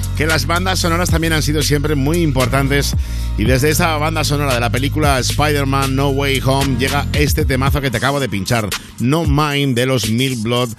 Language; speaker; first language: Spanish; native; Spanish